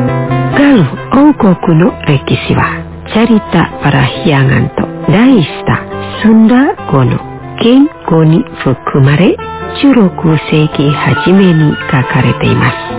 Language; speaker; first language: Japanese; non-native, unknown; Indonesian